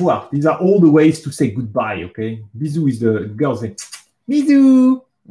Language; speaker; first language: English; non-native, fluent; French